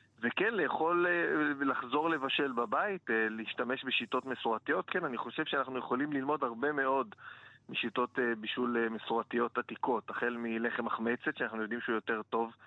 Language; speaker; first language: Hebrew; native; Hebrew